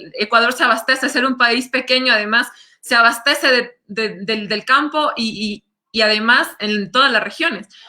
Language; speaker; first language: Spanish; native; Spanish